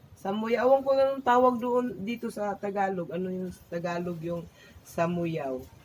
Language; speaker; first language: Filipino; native; Filipino